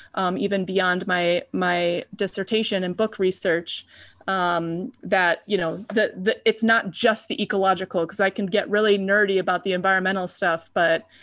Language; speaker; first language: English; native; English